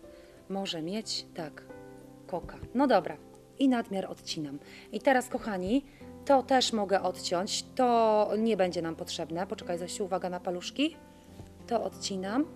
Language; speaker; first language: Polish; native; Polish